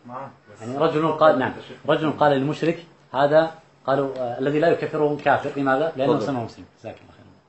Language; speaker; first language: Arabic; native; Arabic